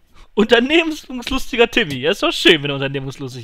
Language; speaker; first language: German; native; German